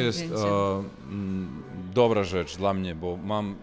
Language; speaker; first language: Polish; non-native, learner; Serbian